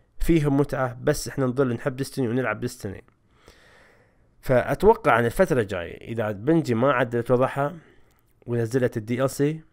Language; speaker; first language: Arabic; native; Arabic